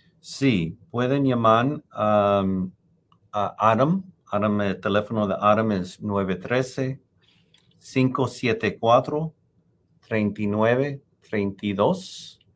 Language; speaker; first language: Spanish; non-native, fluent; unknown